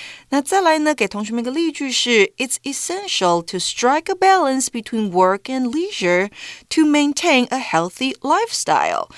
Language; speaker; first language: English; non-native, fluent; Chinese